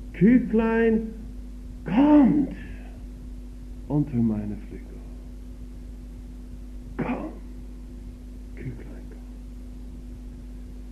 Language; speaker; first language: German; non-native, fluent; English